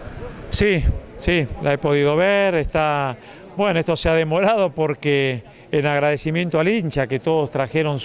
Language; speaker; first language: Spanish; native; Spanish